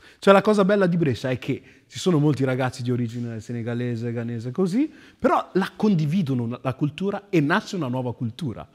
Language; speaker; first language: Italian; early bilingual, other home language; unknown